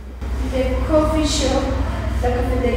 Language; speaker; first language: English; non-native, learner; Spanish